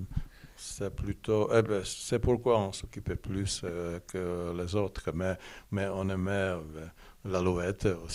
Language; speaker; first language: French; non-native, learner; Czech